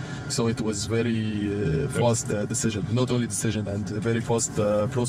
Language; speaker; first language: English; non-native, fluent; Arabic